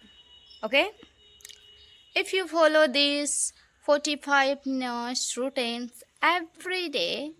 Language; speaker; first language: English; non-native, local second language; Hindi